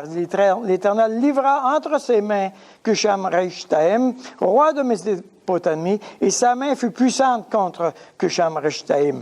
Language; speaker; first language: French; native; French